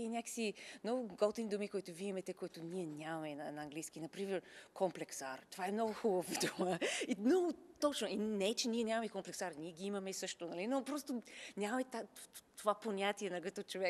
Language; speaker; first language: Bulgarian; non-native, fluent; English